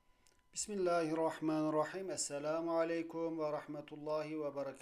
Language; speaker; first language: Arabic; non-native, fluent; Turkish